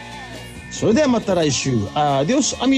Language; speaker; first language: Japanese; native; Japanese